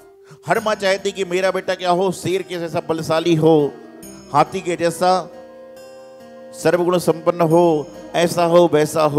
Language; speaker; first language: Hindi; native; Hindi